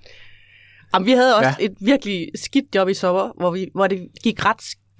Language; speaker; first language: Danish; native; Danish